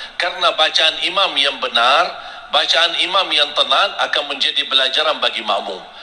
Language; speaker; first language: Indonesian; non-native, fluent; Arabic